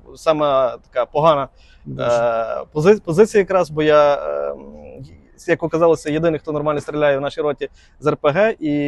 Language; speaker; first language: Ukrainian; native; Ukrainian